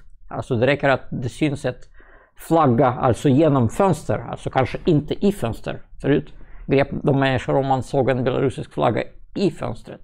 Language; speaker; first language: Swedish; non-native, fluent; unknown